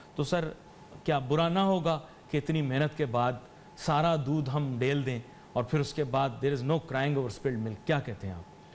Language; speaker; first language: Urdu; non-native, local second language; Punjabi